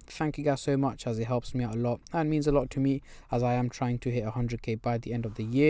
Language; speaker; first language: English; native; English